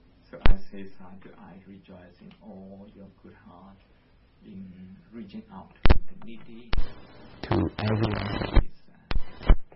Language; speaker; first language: English; non-native, fluent; Shan